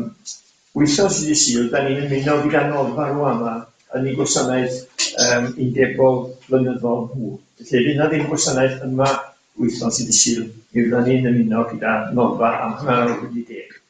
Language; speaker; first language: Welsh; native; Welsh